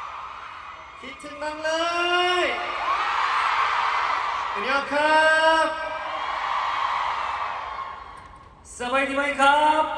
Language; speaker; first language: Thai; non-native, learner; Korean